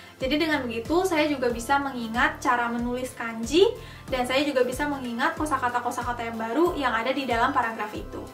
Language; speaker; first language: Indonesian; native; Indonesian